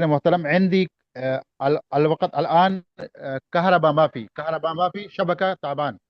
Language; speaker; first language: Arabic; non-native, learner; Urdu